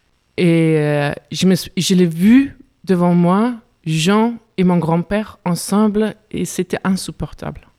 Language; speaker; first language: French; non-native, fluent; German